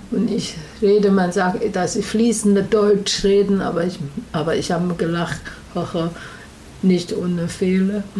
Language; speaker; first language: German; non-native, learner; Chinese